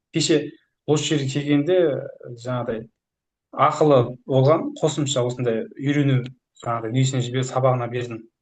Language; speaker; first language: Kazakh; early bilingual, heritage; Kazakh